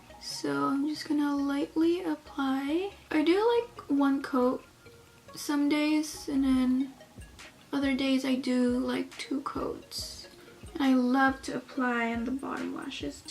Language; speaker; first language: English; native; English